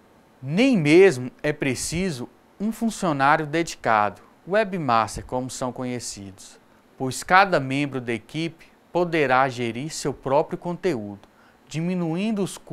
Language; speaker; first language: Portuguese; native; Portuguese